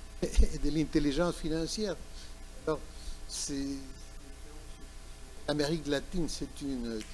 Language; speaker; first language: French; non-native, learner; Spanish